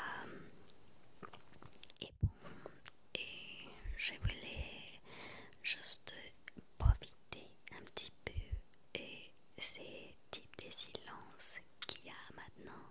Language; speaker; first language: French; non-native, learner; Spanish